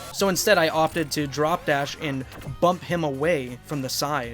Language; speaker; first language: English; native; English